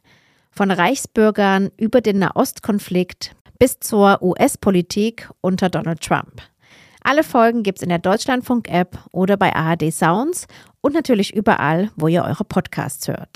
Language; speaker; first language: German; native; German